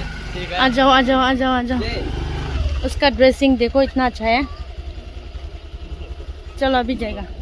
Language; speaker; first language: Hindi; non-native, local second language; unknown